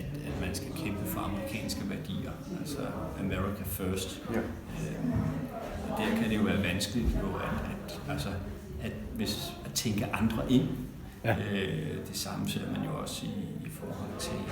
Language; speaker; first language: Danish; native; Danish